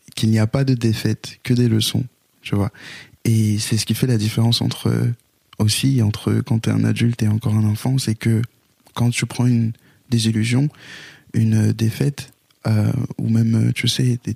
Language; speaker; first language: French; native; French